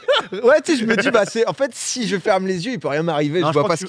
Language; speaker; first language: French; native; French